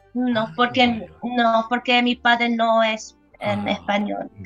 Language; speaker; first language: Spanish; non-native, fluent; English